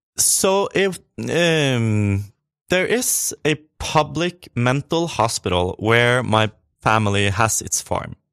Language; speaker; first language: English; non-native, fluent; Norwegian